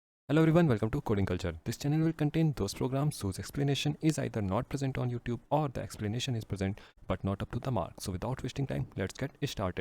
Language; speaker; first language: English; non-native, local second language; Hindi